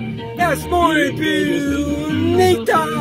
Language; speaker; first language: Spanish; non-native, learner; English